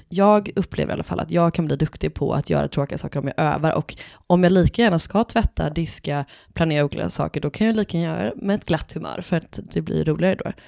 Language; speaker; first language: Swedish; native; Swedish